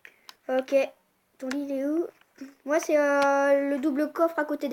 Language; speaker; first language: French; native; French